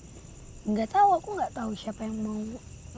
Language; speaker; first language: Indonesian; native; Indonesian